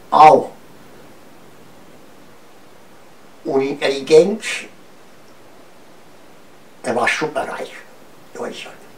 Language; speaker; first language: German; non-native, learner; Romanian